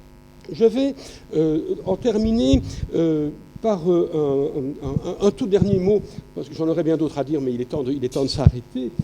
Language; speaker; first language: French; native; French